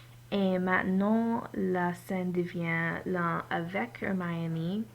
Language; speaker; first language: French; non-native, learner; English